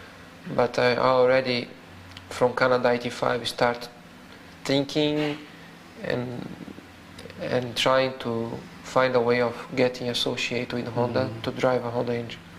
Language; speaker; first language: English; non-native, fluent; Portuguese